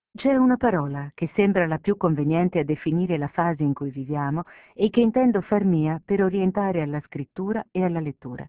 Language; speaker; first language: Italian; native; Italian